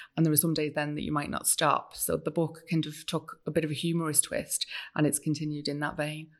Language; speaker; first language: English; native; English